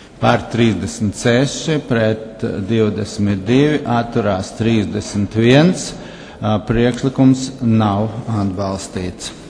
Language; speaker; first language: Latvian; native; Latvian